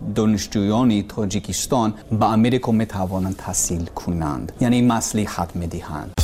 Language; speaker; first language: Persian; non-native, learner; English